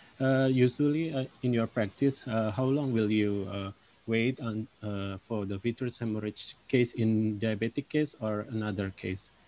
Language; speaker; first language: English; non-native, local second language; Indonesian